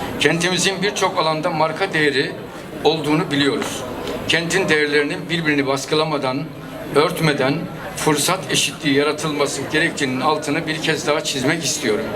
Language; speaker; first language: Turkish; native; Turkish